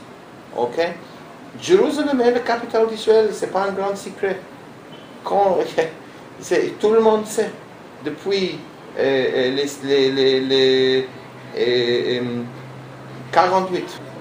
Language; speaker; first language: French; non-native, learner; Hebrew